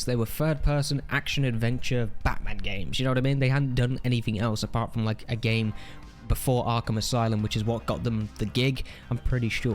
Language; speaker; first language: English; native; English